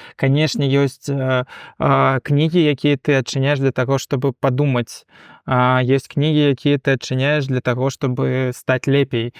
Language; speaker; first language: Belarusian; non-native, local second language; Russian